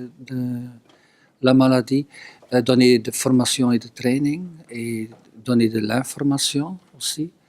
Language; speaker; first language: French; non-native, local second language; Dutch